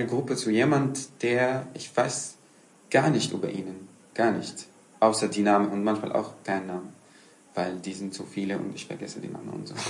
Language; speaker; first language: German; non-native, fluent; Arabic